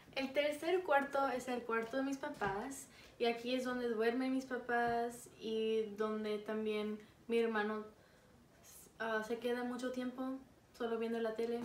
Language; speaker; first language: Spanish; early bilingual, heritage; Spanish